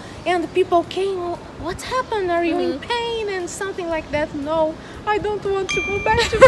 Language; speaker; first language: English; non-native, learner; Portuguese